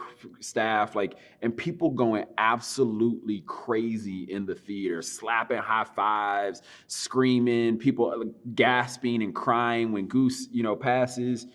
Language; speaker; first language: English; native; English